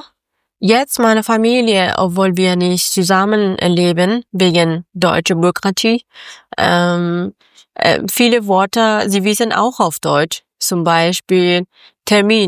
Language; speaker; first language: German; non-native, fluent; Persian